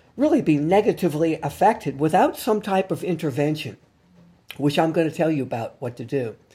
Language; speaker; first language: English; native; English